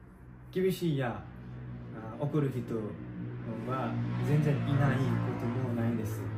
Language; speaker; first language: Japanese; non-native, learner; Nepali